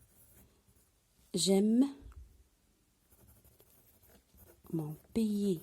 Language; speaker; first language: French; non-native, local second language; Arabic